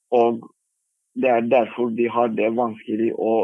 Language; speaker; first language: Norwegian; non-native, fluent; Turkish